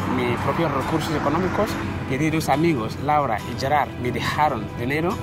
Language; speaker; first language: Spanish; non-native, fluent; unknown